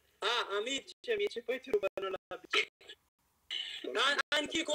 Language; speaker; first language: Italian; non-native, learner; Arabic